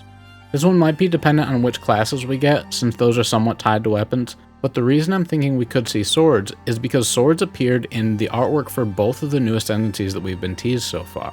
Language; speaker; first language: English; native; English